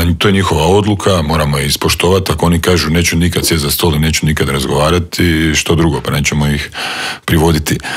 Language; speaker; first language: Croatian; native; Croatian